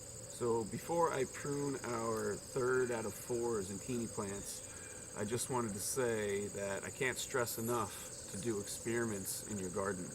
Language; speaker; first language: English; native; English